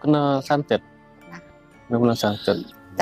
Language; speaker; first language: Indonesian; native; Indonesian